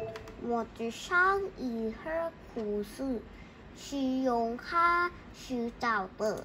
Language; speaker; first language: Chinese; non-native, learner; Thai